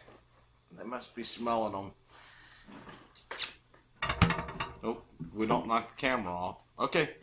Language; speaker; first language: English; native; English